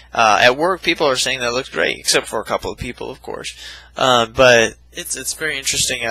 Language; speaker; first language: English; native; English